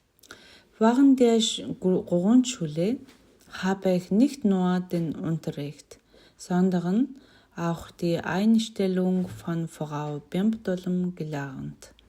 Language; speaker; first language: German; non-native, learner; Mongolian